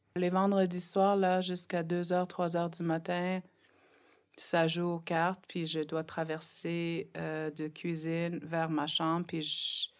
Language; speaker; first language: French; non-native, local second language; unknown